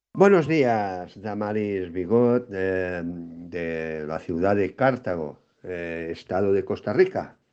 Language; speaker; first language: Spanish; non-native, local second language; Catalan